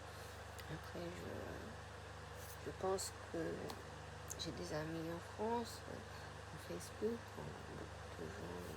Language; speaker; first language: French; non-native, fluent; Japanese